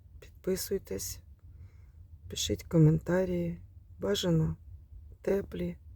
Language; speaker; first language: Ukrainian; non-native, local second language; Russian